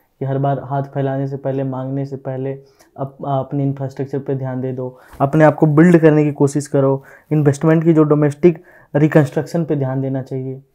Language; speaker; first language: Hindi; native; Hindi